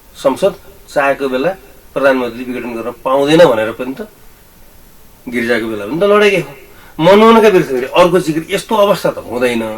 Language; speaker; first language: Nepali; native; Nepali